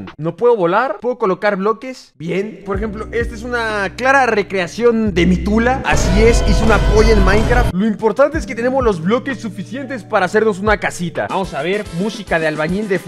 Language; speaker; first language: Spanish; native; Spanish